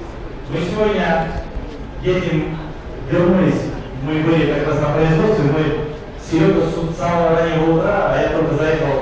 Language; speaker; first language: Russian; native; Russian